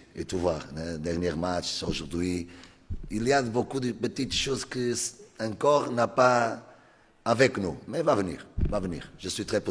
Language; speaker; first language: French; non-native, learner; Portuguese